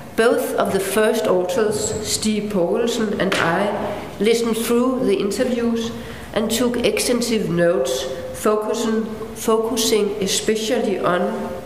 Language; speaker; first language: English; non-native, fluent; Danish